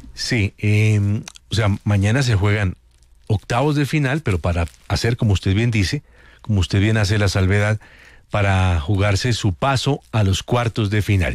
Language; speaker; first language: Spanish; native; Spanish